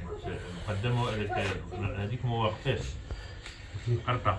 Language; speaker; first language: Arabic; native; Arabic